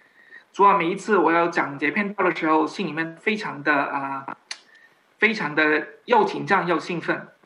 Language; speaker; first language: Chinese; native; Chinese